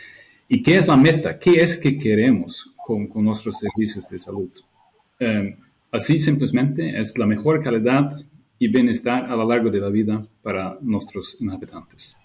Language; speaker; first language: Spanish; non-native, fluent; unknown